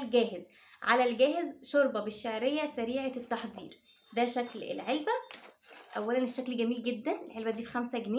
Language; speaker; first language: Arabic; native; Arabic